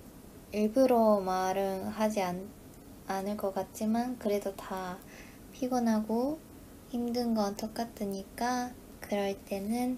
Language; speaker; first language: Korean; non-native, fluent; Japanese